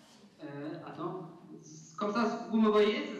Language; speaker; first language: French; non-native, fluent; German